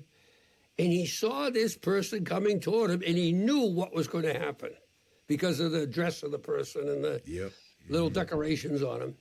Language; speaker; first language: English; native; English